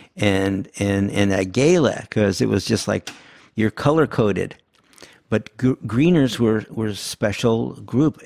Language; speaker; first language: English; early bilingual, other home language; Yiddish